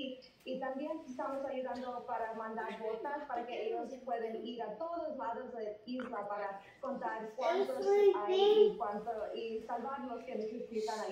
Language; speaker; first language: Spanish; early bilingual, heritage; Spanish